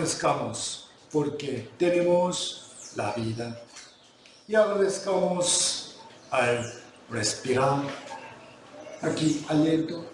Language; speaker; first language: Spanish; non-native, fluent; Korean